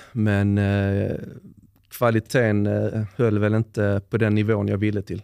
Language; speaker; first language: Swedish; native; Swedish